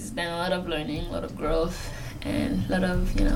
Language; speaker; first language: English; non-native, fluent; French